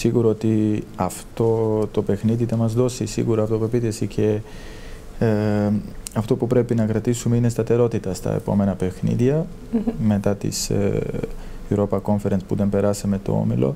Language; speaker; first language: Greek; non-native, fluent; Serbian